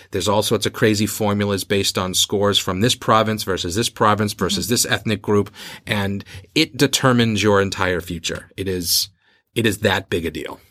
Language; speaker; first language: English; native; English